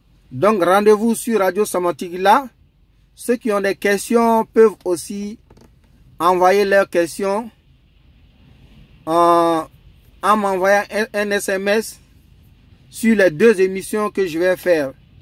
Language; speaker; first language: French; non-native, local second language; Dyula